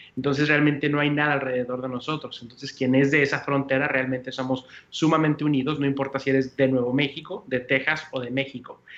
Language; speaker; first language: Spanish; early bilingual, heritage; Spanish